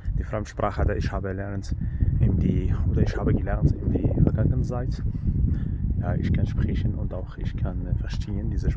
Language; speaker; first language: German; non-native, learner; Arabic